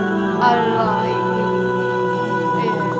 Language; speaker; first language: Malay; non-native, fluent; Korean